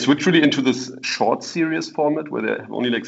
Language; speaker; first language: English; non-native, fluent; German